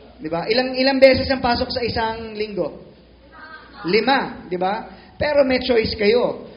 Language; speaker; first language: Filipino; native; Filipino